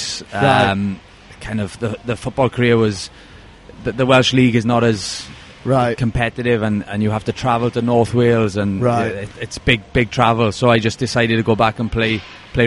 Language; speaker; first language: English; native; English